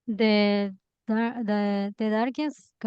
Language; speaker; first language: English; non-native, learner; Spanish